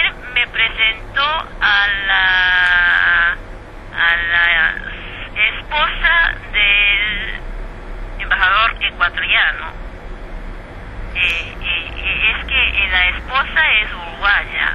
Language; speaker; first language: Spanish; non-native, fluent; Japanese